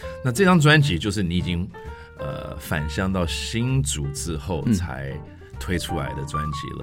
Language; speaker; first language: Chinese; native; Chinese